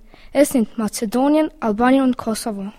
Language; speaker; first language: German; early bilingual, other home language; Albanian